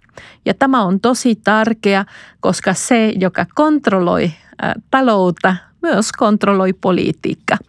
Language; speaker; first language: Finnish; non-native, fluent; Spanish